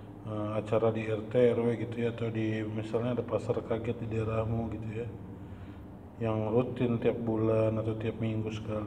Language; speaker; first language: Indonesian; native; Indonesian